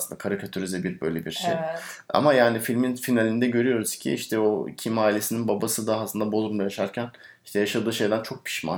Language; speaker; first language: Turkish; native; Turkish